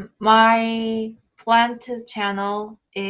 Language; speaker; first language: English; non-native, learner; Korean